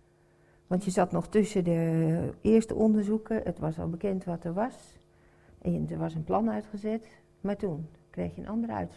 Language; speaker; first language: Dutch; native; Dutch